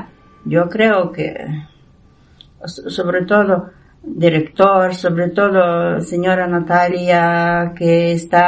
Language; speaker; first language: Spanish; non-native, learner; Ukrainian